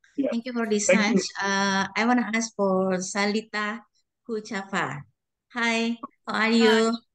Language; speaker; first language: English; non-native, learner; Indonesian